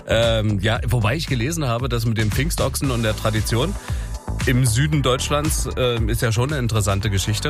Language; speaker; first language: German; native; German